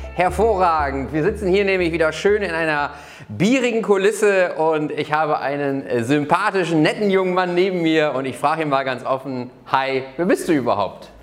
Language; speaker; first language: German; native; German